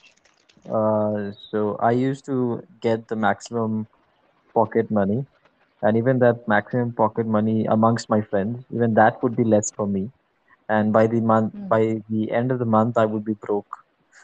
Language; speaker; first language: English; non-native, local second language; Malayalam